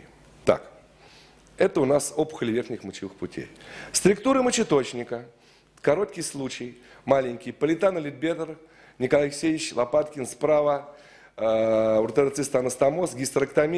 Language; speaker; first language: Russian; native; Russian